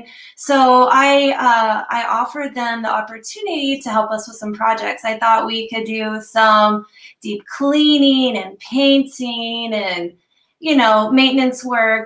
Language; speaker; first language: English; native; English